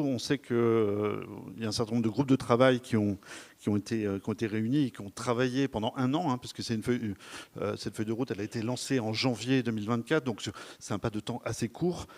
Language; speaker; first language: French; native; French